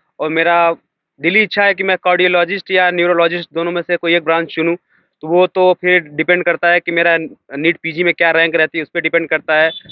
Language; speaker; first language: Hindi; native; Hindi